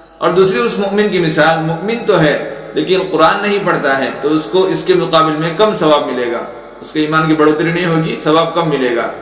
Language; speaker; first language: Urdu; non-native, local second language; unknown